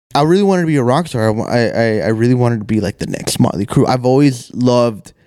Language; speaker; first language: English; early bilingual, other home language; Spanish